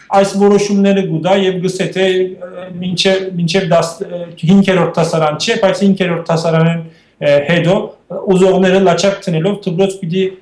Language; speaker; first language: Armenian; native; Armenian